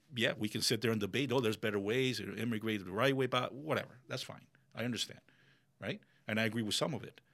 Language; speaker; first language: English; early bilingual, other home language; Spanish